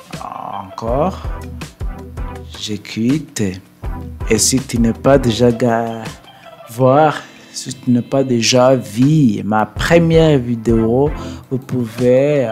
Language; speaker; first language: French; non-native, learner; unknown